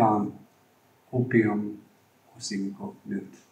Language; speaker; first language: Finnish; non-native, learner; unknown